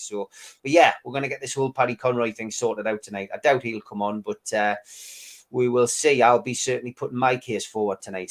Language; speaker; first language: English; native; English